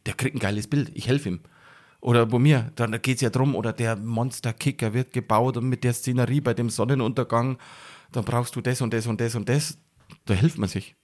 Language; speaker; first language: German; native; German